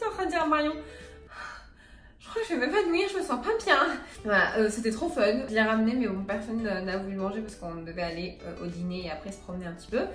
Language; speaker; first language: French; early bilingual, other home language; Arabic